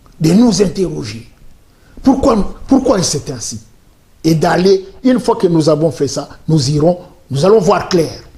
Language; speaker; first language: French; non-native, local second language; Luba-Lulua